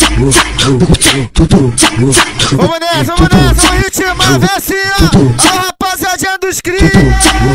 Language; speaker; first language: Portuguese; native; Portuguese